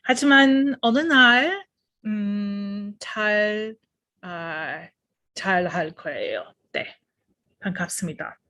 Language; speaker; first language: Korean; non-native, learner; English